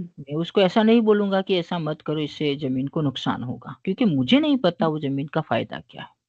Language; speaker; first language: Hindi; non-native, local second language; Gujarati